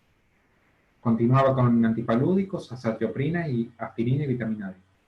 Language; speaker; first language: Spanish; native; Spanish